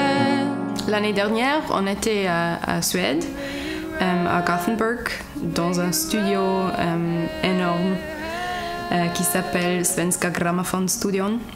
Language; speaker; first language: French; non-native, learner; English